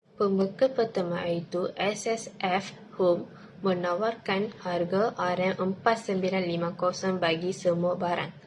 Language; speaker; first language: Malay; non-native, local second language; Tamil